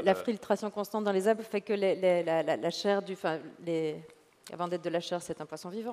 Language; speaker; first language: French; native; French